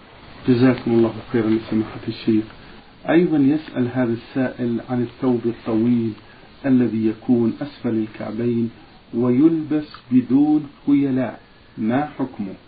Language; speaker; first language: Arabic; native; Arabic